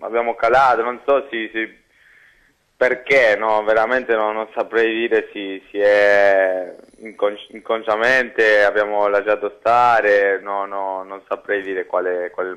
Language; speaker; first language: Italian; non-native, fluent; Spanish